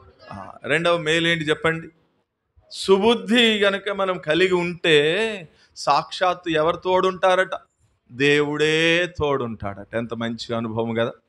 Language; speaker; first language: Telugu; native; Telugu